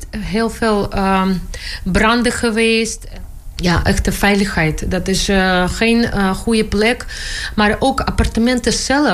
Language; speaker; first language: Dutch; non-native, learner; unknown